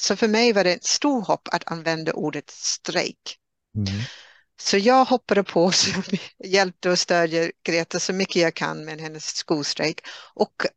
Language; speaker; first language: Swedish; non-native, fluent; English